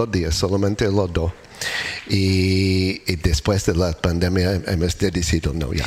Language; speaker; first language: Spanish; non-native, learner; English